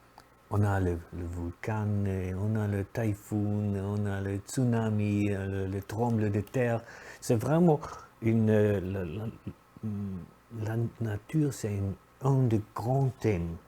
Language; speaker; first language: French; non-native, fluent; German